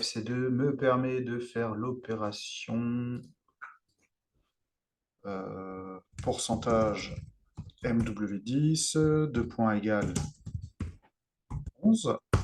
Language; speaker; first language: French; native; French